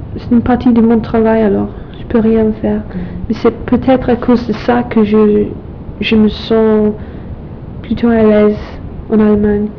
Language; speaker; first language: French; non-native, fluent; English